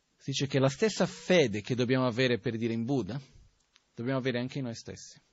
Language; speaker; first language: Italian; non-native, fluent; Portuguese